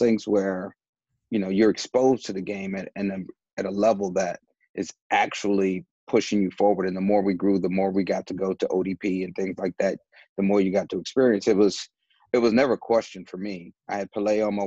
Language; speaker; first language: English; native; English